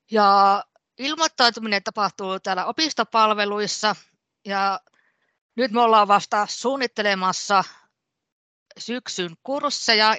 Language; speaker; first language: Finnish; native; Finnish